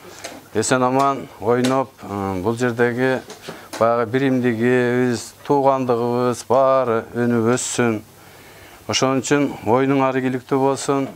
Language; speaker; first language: Kyrgyz; native; Kyrgyz